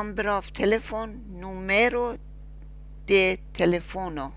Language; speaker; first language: Spanish; non-native, fluent; Persian